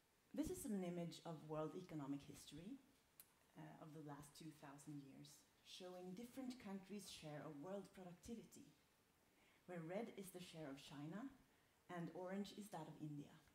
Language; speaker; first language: English; non-native, fluent; Swedish